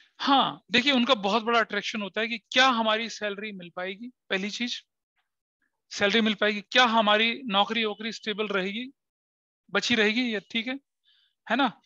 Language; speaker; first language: Hindi; native; Hindi